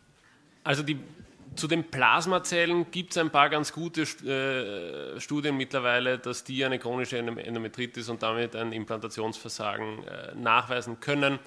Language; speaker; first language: German; native; German